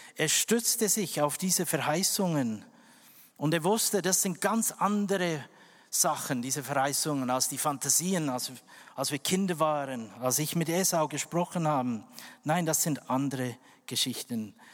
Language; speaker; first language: German; non-native, fluent; Indonesian